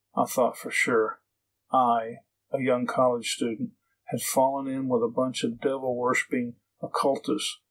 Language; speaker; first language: English; native; English